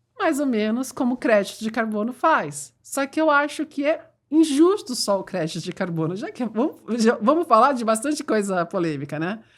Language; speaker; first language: Portuguese; native; Portuguese